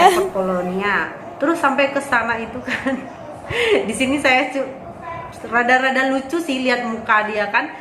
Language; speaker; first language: Indonesian; native; Indonesian